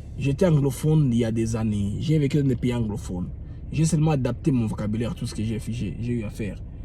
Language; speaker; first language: French; non-native, local second language; Lingala